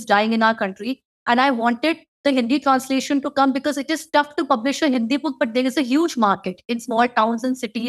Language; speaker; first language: English; non-native, local second language; Hindi